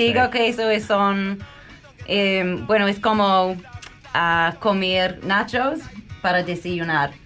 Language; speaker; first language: Spanish; non-native, learner; English